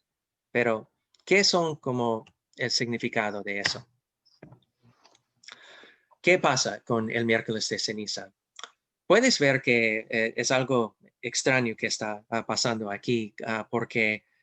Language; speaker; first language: Spanish; non-native, fluent; English